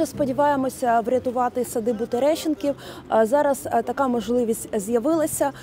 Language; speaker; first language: Ukrainian; native; Ukrainian